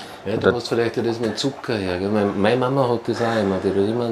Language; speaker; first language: German; native; German